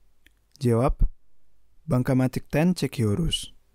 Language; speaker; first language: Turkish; non-native, fluent; Indonesian